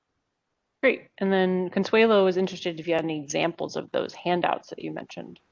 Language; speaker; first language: English; native; English